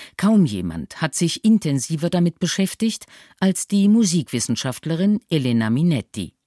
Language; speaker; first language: German; native; German